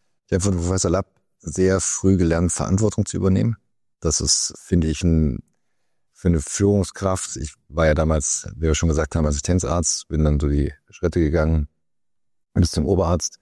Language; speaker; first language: German; native; German